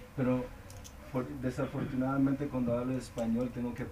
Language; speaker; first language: Spanish; non-native, learner; English